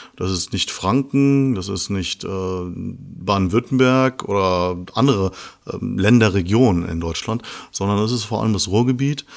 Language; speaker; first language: German; early bilingual, other home language; Persian